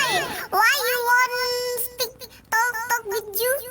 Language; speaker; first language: English; non-native, learner; Indonesian